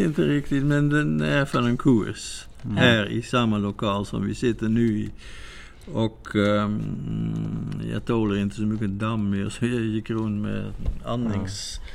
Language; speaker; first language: Swedish; non-native, fluent; Dutch